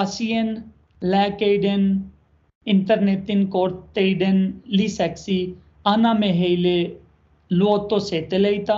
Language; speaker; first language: Finnish; non-native, learner; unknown